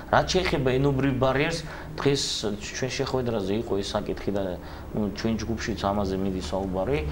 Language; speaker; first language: Georgian; non-native, local second language; Azerbaijani